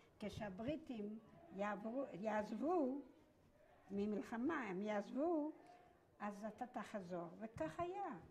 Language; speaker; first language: Hebrew; native; Hebrew